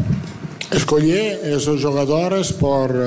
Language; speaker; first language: Portuguese; non-native, fluent; Italian